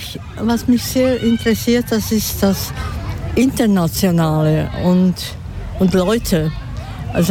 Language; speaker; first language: German; non-native, fluent; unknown